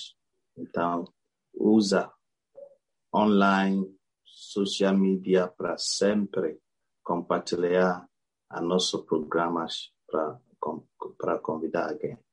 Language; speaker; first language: Portuguese; non-native, learner; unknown